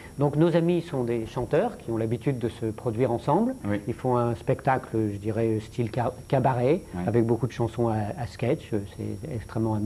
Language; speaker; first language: French; native; French